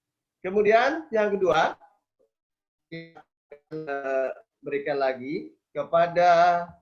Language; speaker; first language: Indonesian; native; Indonesian